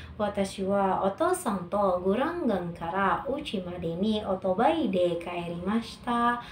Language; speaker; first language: Japanese; non-native, learner; Indonesian